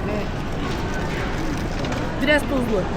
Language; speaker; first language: Turkish; non-native, learner; Kazakh